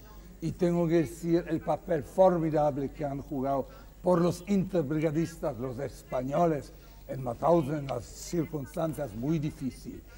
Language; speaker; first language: Spanish; non-native, fluent; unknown